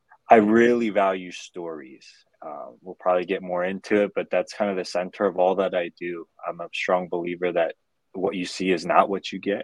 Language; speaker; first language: English; native; English